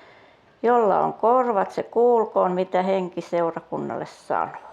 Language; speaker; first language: Finnish; native; Finnish